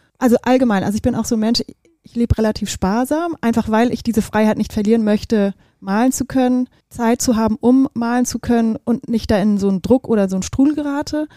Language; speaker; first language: German; early bilingual, other home language; Dutch